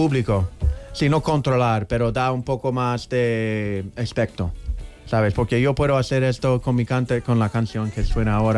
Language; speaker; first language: Spanish; non-native, learner; English